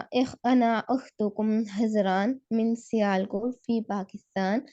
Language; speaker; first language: Arabic; non-native, learner; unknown